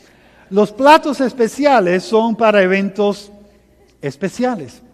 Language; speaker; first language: Spanish; early bilingual, heritage; Spanish